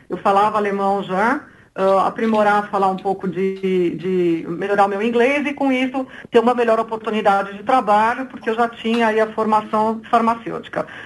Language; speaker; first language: Portuguese; native; Portuguese